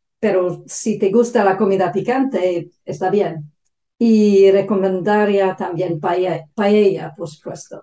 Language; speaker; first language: Spanish; non-native, learner; English